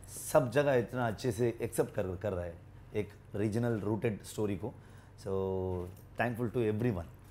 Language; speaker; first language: Hindi; non-native, local second language; Kannada